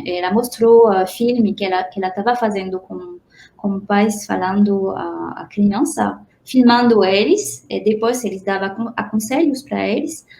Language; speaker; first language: Portuguese; non-native, fluent; French